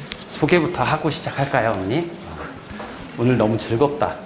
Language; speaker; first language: Korean; native; Korean